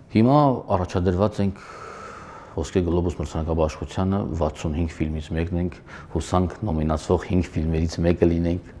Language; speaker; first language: Armenian; native; Armenian